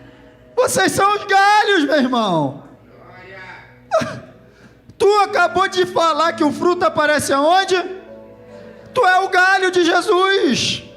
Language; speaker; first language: Portuguese; native; Portuguese